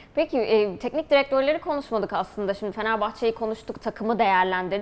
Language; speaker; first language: Turkish; native; Turkish